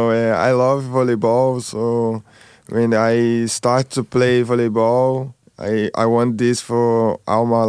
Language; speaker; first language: English; non-native, learner; Portuguese